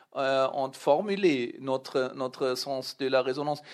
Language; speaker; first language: French; non-native, learner; German